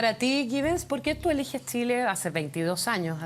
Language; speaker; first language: Spanish; native; Spanish